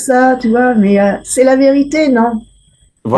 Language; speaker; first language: French; native; French